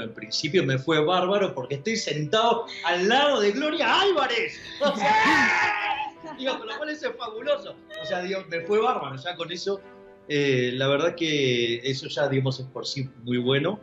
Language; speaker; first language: Spanish; native; Spanish